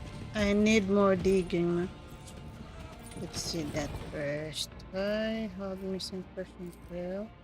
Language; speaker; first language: English; non-native, learner; Filipino